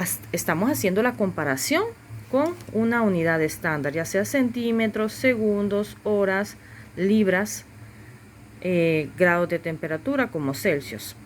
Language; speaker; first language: Spanish; native; Spanish